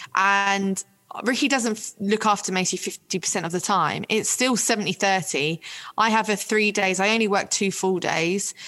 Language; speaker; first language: English; native; English